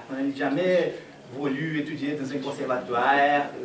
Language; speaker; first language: French; non-native, fluent; Portuguese